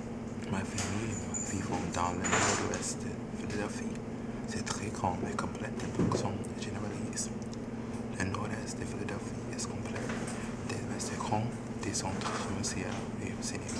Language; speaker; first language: French; non-native, learner; English